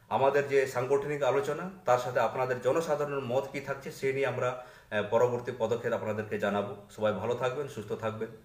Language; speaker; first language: Bangla; non-native, local second language; Santali